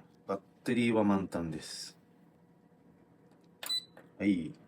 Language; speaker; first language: Japanese; native; Japanese